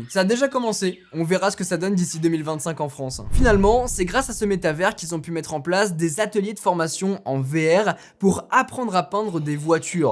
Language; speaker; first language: French; native; French